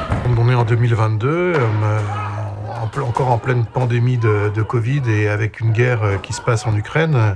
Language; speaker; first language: French; native; French